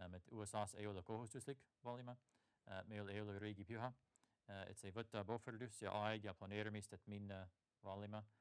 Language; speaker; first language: Estonian; non-native, fluent; English